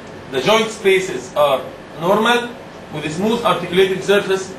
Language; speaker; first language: English; non-native, fluent; Arabic